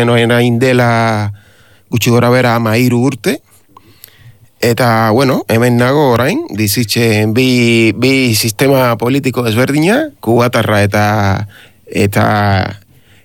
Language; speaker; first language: Basque; non-native, learner; Spanish